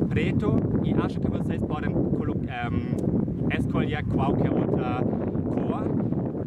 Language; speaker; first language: Portuguese; non-native, fluent; German